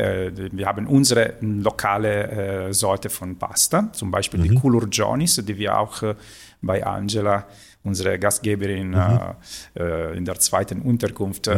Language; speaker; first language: German; non-native, fluent; Italian